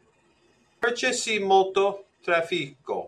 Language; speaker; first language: Italian; non-native, learner; English